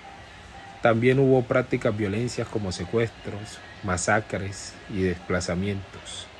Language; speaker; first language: Spanish; native; Spanish